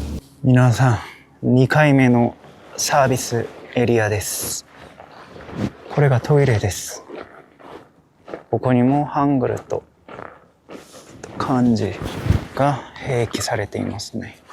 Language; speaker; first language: Japanese; non-native, fluent; Korean